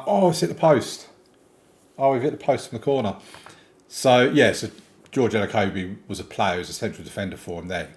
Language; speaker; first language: English; native; English